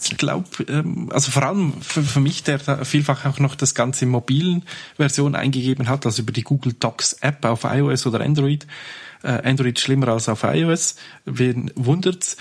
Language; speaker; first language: German; native; German